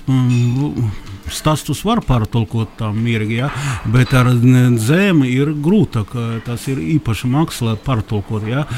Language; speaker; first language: Latvian; non-native, local second language; Russian